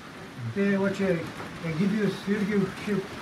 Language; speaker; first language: Lithuanian; native; Lithuanian